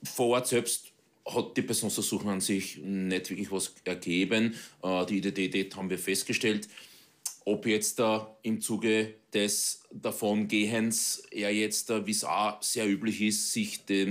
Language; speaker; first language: German; native; German